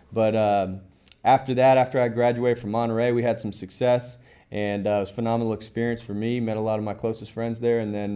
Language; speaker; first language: English; native; English